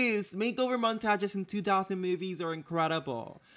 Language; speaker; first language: English; non-native, fluent; Spanish